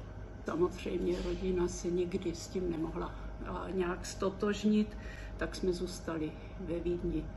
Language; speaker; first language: Czech; early bilingual, heritage; Czech